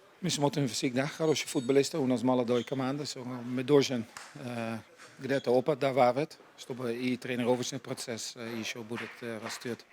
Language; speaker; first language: Russian; non-native, learner; Dutch